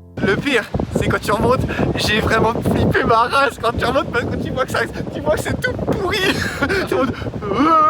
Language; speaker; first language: French; native; French